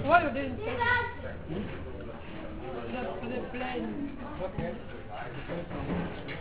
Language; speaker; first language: English; non-native, learner; French